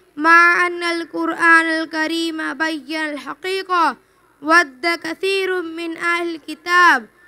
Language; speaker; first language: Arabic; non-native, learner; Urdu